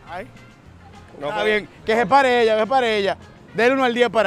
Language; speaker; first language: Spanish; native; Spanish